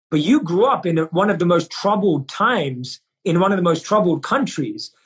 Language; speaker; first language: English; native; English